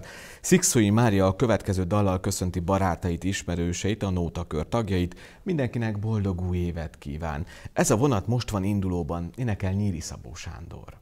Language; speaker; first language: Hungarian; native; Hungarian